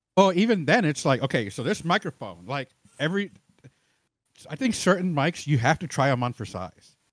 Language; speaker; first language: English; native; English